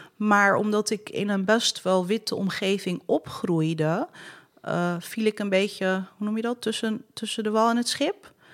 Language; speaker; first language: Dutch; early bilingual, other home language; Arabic